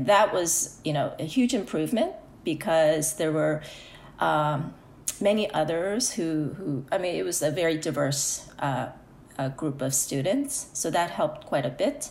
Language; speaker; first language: English; early bilingual, other home language; Korean